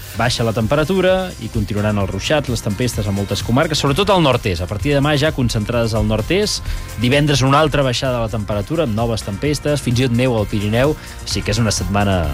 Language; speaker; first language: Catalan; native; Catalan